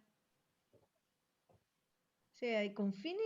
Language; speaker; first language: Italian; native; Italian